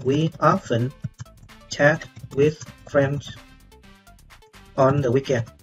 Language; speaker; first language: English; non-native, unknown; Vietnamese